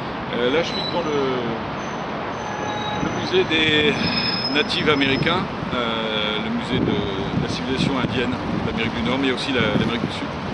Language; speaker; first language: French; native; French